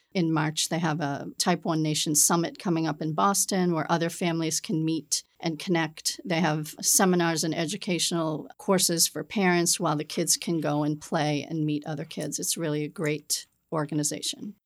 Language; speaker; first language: English; native; English